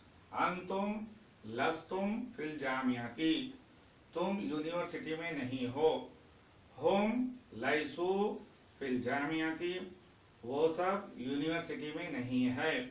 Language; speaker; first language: Hindi; non-native, fluent; Urdu